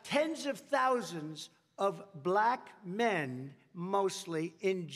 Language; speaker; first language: English; native; English